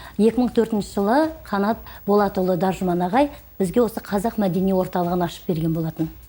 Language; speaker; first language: Kazakh; native; Kazakh